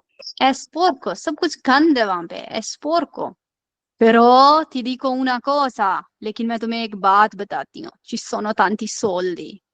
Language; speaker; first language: Italian; non-native, fluent; Urdu